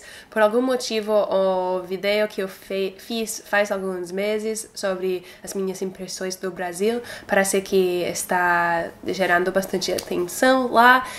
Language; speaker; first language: Portuguese; non-native, fluent; English